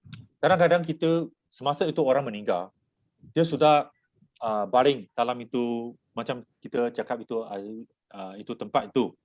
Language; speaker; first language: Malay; non-native, local second language; Chinese